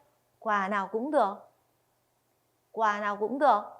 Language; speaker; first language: Vietnamese; non-native, fluent; Korean